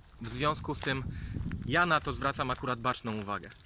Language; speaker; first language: Polish; native; Polish